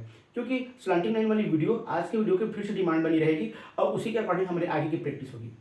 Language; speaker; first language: Hindi; native; Hindi